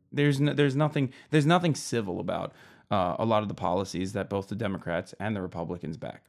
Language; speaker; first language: English; native; English